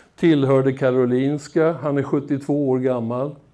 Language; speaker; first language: Swedish; native; Swedish